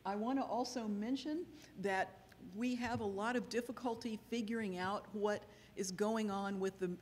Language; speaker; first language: English; native; English